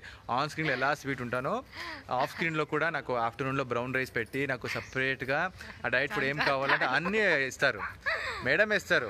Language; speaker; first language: Telugu; non-native, learner; Arabic